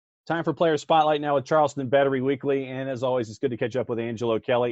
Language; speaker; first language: English; native; English